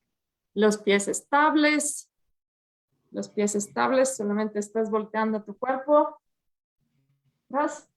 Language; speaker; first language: Spanish; early bilingual, heritage; English